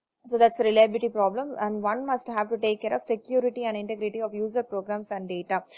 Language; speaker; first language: English; non-native, local second language; Tamil